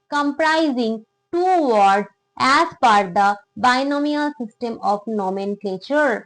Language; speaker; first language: English; non-native, local second language; Bangla